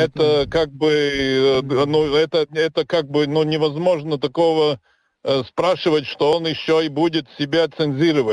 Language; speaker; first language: Russian; non-native, local second language; Latvian